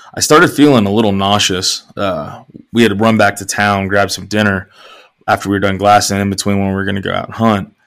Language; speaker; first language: English; native; English